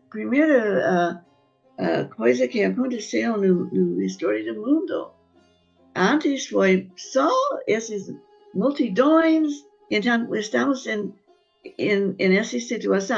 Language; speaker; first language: Portuguese; non-native, fluent; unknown